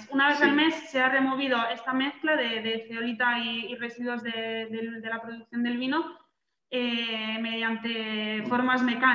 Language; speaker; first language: Spanish; native; Spanish